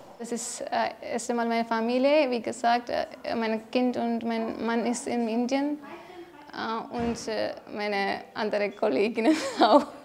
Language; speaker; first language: German; non-native, learner; Malayalam